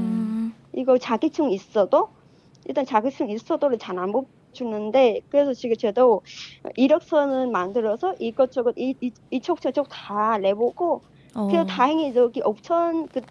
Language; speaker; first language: Korean; non-native, fluent; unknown